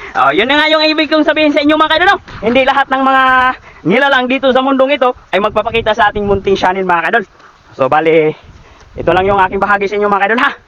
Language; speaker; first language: Filipino; non-native, local second language; Cebuano